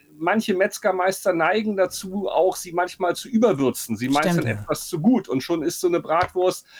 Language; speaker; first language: German; native; German